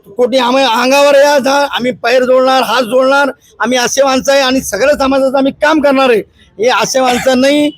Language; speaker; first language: Marathi; non-native, local second language; Urdu